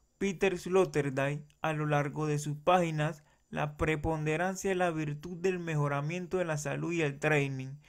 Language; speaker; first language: Spanish; native; Spanish